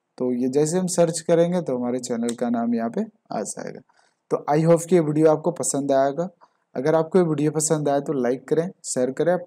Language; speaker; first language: Hindi; native; Hindi